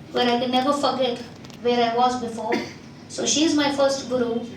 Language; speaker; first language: English; non-native, local second language; Telugu